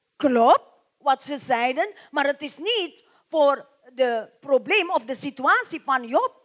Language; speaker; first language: Dutch; non-native, learner; Indonesian